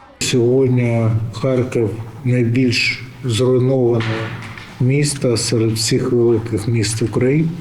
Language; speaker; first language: Ukrainian; native; Ukrainian